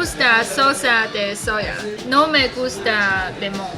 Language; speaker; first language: Spanish; non-native, learner; Chinese